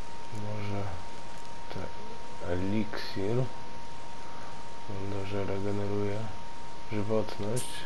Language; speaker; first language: Polish; native; Polish